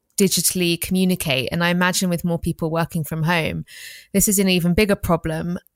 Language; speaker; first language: English; native; English